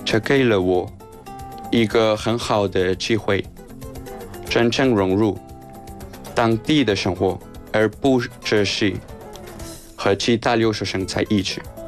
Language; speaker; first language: Chinese; non-native, fluent; Spanish